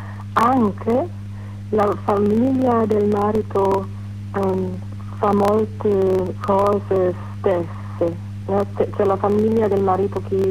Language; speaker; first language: Italian; non-native, fluent; German